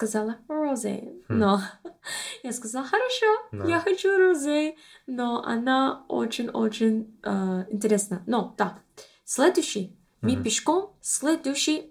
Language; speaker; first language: Russian; non-native, learner; English